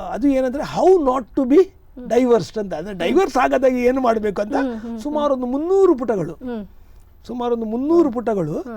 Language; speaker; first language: Kannada; native; Kannada